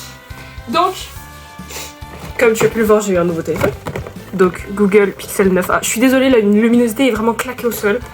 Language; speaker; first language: French; native; French